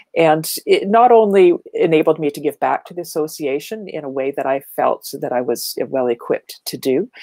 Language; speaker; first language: English; native; English